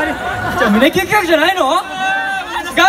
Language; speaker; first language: Japanese; native; Japanese